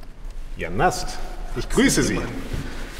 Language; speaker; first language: German; native; German